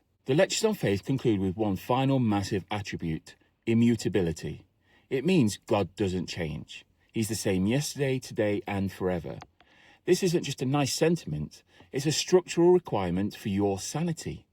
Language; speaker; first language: English; native; English